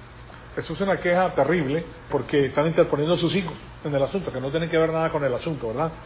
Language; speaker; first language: Spanish; native; Spanish